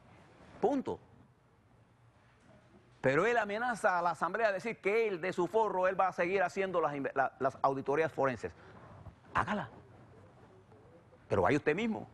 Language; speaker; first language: Spanish; native; Spanish